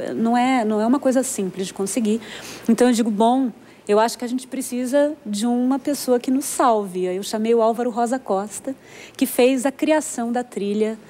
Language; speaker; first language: Portuguese; native; Portuguese